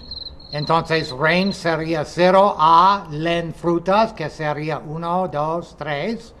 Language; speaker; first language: Spanish; non-native, fluent; English